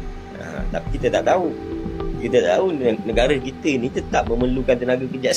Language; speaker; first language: Malay; native; Malay